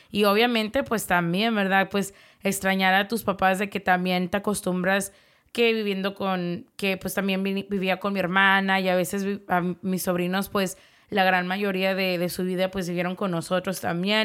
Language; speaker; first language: Spanish; early bilingual, heritage; Spanish